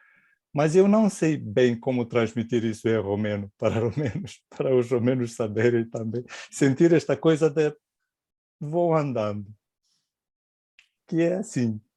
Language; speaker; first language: Portuguese; non-native, fluent; Romanian